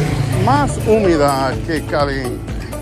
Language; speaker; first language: Spanish; non-native, learner; English